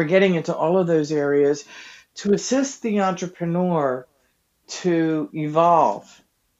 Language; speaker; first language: English; native; English